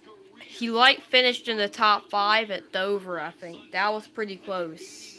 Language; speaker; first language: English; native; English